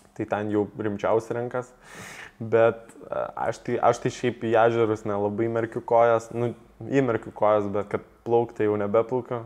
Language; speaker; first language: Lithuanian; native; Lithuanian